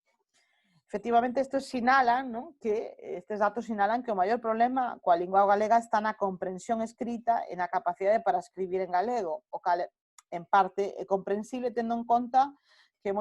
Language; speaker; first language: Galician; non-native, local second language; Spanish